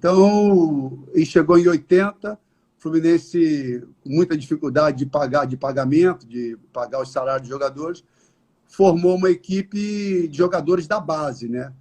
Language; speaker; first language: Portuguese; native; Portuguese